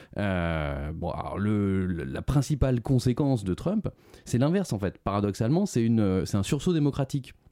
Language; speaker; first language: French; native; French